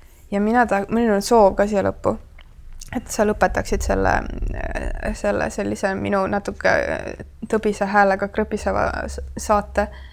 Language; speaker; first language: Estonian; native; Estonian